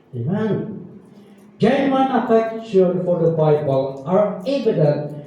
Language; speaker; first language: English; non-native, local second language; Filipino